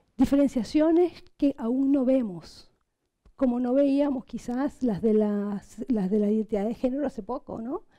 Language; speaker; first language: Spanish; non-native, local second language; Catalan